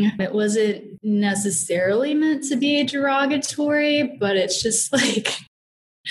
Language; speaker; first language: English; native; English